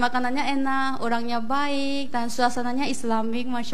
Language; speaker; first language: Indonesian; non-native, fluent; Korean